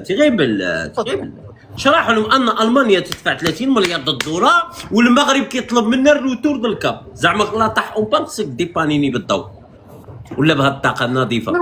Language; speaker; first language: Arabic; native; Arabic